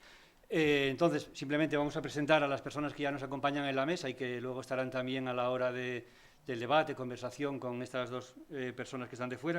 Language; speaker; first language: Spanish; native; Spanish